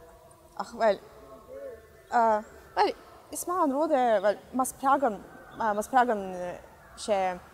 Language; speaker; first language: Irish; non-native, fluent; Russian